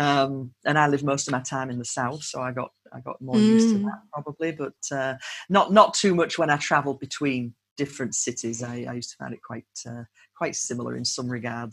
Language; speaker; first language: English; native; English